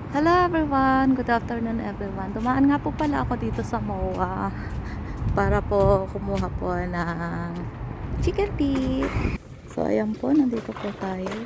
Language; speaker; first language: Filipino; native; Filipino